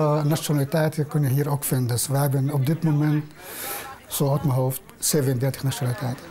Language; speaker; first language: Dutch; non-native, fluent; Arabic